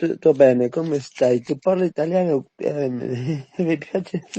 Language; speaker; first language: Italian; non-native, learner; Spanish